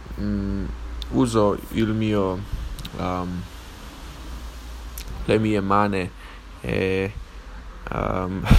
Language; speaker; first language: Italian; non-native, learner; English